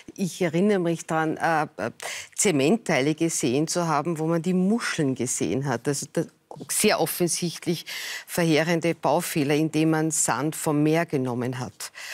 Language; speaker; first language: German; native; German